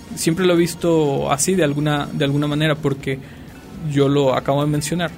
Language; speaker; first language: Spanish; native; Spanish